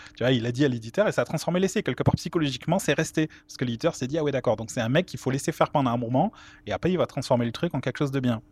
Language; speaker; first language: French; native; French